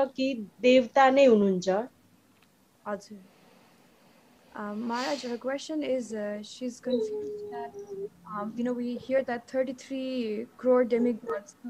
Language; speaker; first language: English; non-native, fluent; Nepali